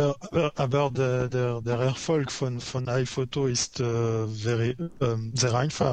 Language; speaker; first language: German; non-native, learner; French